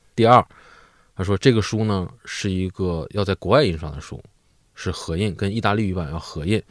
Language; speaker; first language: Chinese; native; Chinese